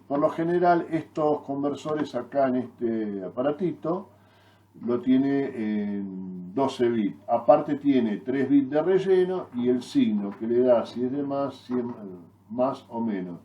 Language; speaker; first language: Spanish; native; Spanish